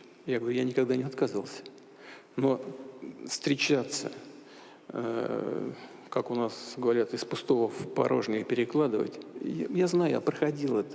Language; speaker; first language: Russian; native; Russian